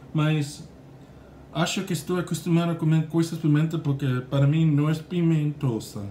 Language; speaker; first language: Portuguese; non-native, learner; English